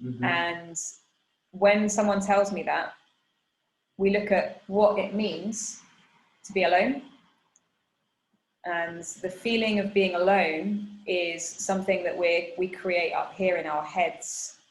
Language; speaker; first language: English; non-native, fluent; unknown